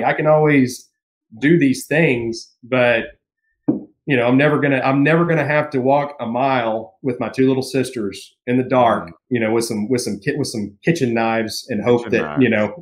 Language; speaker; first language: English; native; English